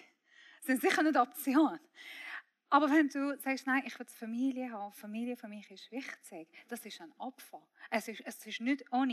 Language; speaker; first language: German; non-native, fluent; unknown